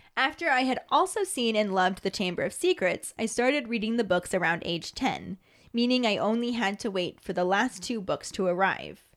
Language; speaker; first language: English; native; English